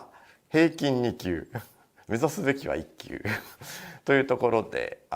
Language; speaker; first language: Japanese; native; Japanese